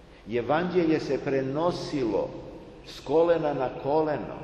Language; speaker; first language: Serbian; native; Serbian